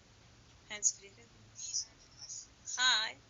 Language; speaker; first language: English; non-native, learner; Persian